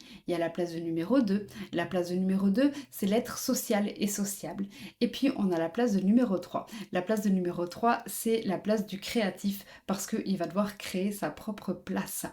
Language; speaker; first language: French; native; French